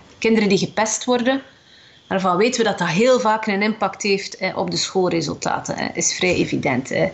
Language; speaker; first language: Dutch; early bilingual, other home language; Arabic